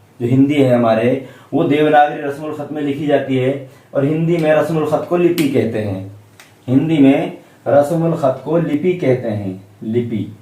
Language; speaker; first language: Urdu; native; Urdu